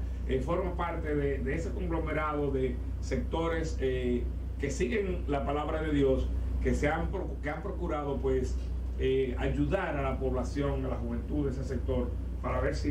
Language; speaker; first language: Spanish; native; Spanish